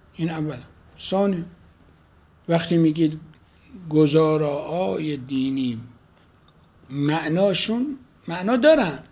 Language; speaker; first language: Persian; native; Persian